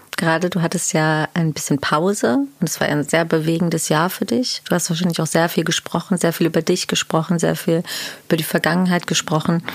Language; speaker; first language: German; early bilingual, other home language; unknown